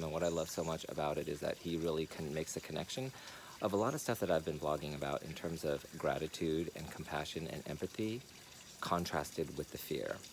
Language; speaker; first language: English; native; English